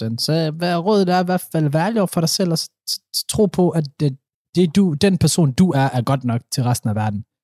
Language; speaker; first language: Danish; early bilingual, other home language; Somali